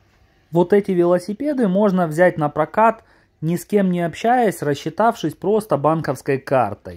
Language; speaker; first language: Russian; native; Russian